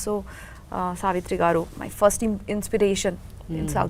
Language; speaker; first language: Telugu; non-native, learner; Bangla